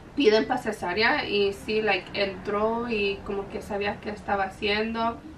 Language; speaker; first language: Spanish; early bilingual, heritage; Spanish